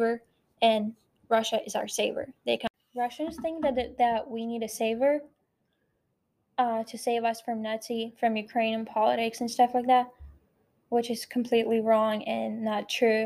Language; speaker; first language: English; non-native, fluent; Ukrainian